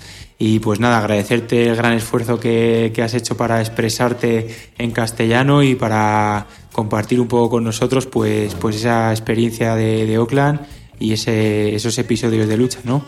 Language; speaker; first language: Spanish; native; Spanish